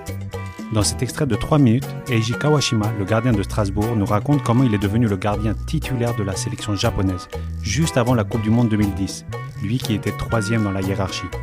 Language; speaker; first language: French; native; French